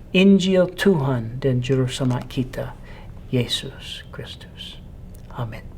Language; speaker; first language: Malay; non-native, fluent; English